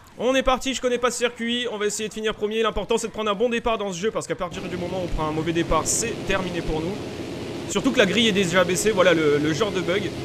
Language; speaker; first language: French; native; French